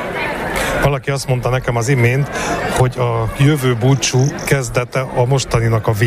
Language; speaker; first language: Hungarian; native; Hungarian